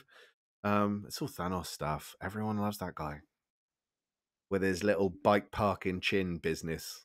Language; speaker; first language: English; native; English